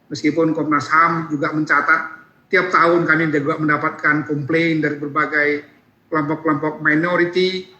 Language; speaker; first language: Indonesian; native; Indonesian